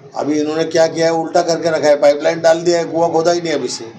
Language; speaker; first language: Hindi; non-native, local second language; Marathi